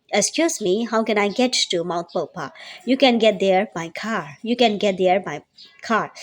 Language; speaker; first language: English; non-native, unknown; Burmese